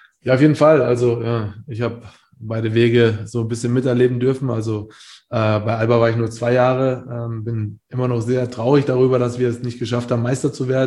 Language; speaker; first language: German; native; German